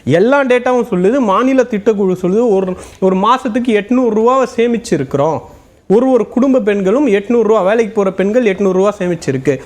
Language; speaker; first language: Tamil; native; Tamil